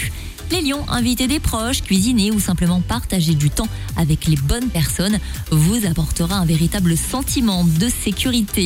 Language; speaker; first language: French; native; French